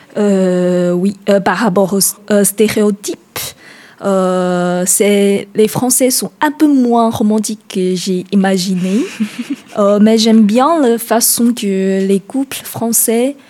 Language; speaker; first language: French; non-native, learner; Chinese